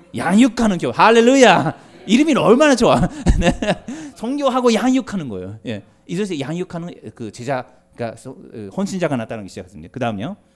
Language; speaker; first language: Korean; non-native, fluent; Japanese